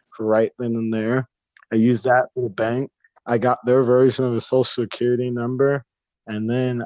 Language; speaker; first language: English; native; English